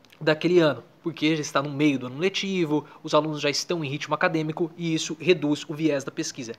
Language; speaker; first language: Portuguese; native; Portuguese